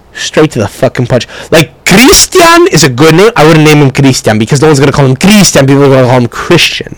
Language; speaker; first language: English; early bilingual, other home language; Italian